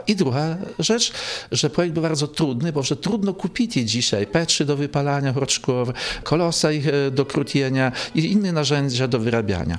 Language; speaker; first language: Polish; native; Polish